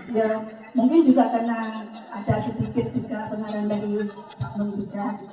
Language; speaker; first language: Indonesian; non-native, local second language; Buginese